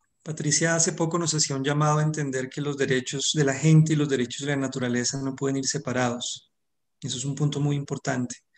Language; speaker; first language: Spanish; native; Spanish